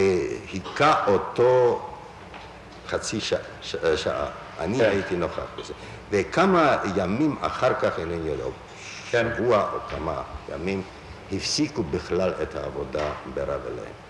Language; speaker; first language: Hebrew; non-native, fluent; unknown